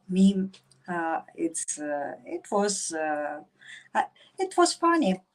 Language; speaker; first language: English; non-native, learner; Russian